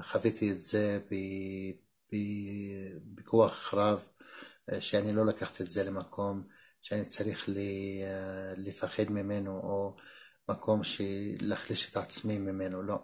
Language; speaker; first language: Hebrew; non-native, local second language; Arabic